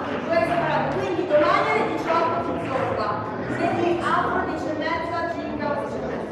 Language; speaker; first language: Italian; native; Italian